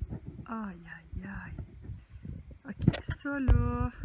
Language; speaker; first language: French; native; French